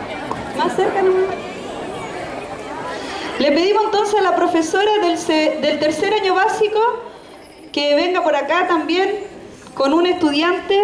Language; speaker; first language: Spanish; native; Spanish